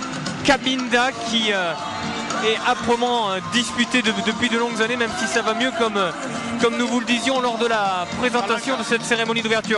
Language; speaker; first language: French; native; French